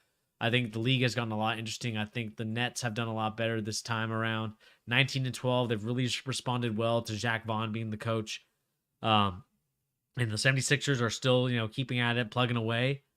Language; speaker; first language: English; native; English